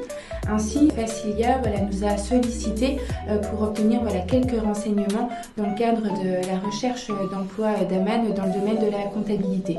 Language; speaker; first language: French; native; French